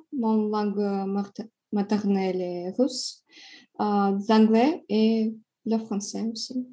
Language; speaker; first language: French; non-native, learner; Russian